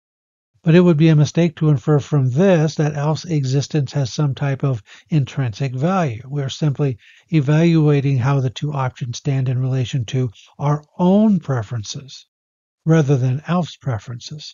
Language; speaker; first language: English; native; English